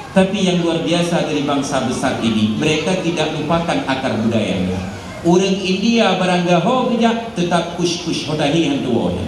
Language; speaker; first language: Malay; non-native, local second language; Achinese